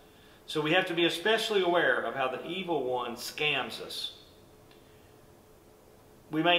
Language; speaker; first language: English; native; English